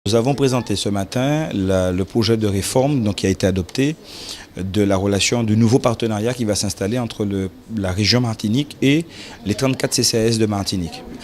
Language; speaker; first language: French; native; French